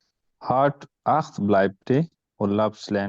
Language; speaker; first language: German; non-native, learner; Urdu